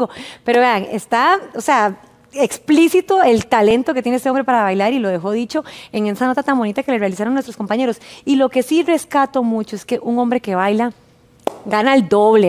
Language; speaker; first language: Spanish; native; Spanish